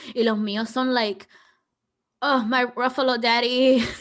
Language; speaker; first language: Spanish; early bilingual, heritage; Spanish